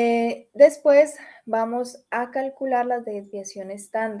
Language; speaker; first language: Spanish; native; Spanish